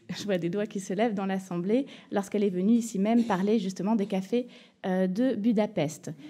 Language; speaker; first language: French; native; French